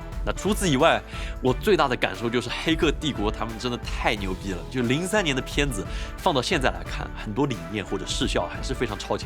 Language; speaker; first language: Chinese; native; Chinese